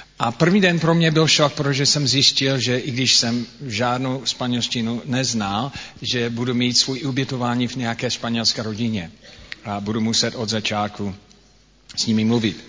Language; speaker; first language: Czech; non-native, fluent; English